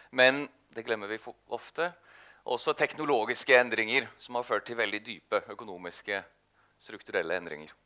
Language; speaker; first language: Norwegian; native; Norwegian